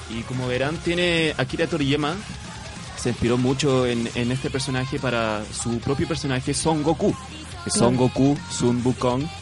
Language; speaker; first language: Spanish; non-native, fluent; Chinese